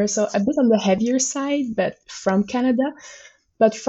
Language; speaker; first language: English; non-native, fluent; French